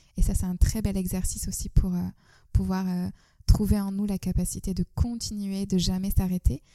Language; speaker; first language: French; non-native, fluent; Turkish